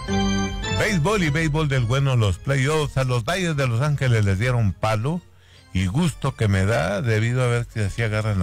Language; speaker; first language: Spanish; native; Spanish